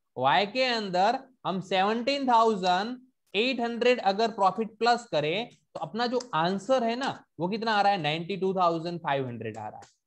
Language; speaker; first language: Hindi; non-native, local second language; Gujarati